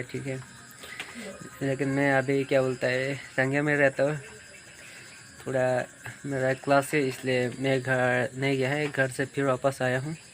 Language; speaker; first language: Hindi; non-native, local second language; Santali